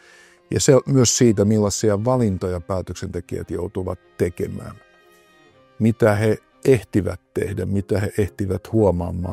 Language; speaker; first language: Finnish; native; Finnish